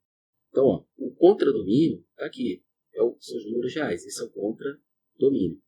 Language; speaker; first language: Portuguese; native; Portuguese